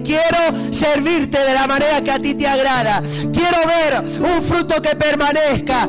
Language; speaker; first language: Spanish; native; Spanish